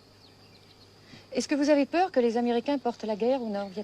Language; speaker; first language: French; native; French